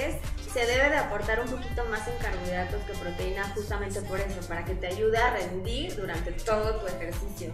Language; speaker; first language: Spanish; native; Spanish